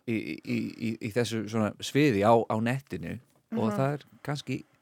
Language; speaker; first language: Icelandic; non-native, fluent; English